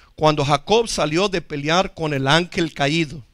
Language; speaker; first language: Spanish; non-native, fluent; English